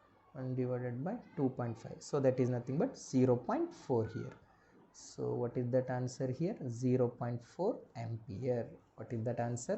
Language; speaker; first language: English; non-native, local second language; Kannada